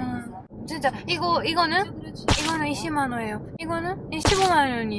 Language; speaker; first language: Korean; non-native, learner; Japanese